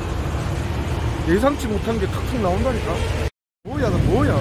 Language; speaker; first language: Korean; native; Korean